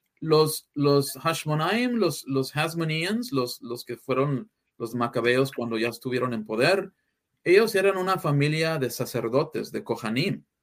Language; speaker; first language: Spanish; early bilingual, heritage; English